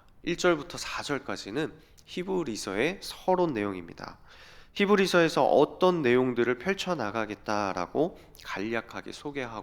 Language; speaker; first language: Korean; native; Korean